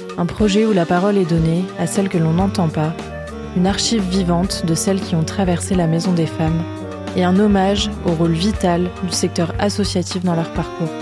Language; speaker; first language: French; native; French